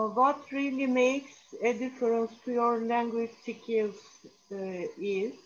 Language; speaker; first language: English; non-native, learner; Turkish